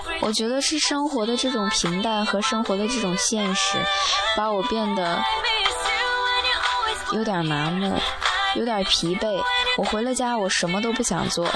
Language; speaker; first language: Chinese; native; Chinese